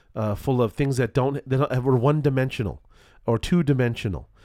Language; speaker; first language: English; native; English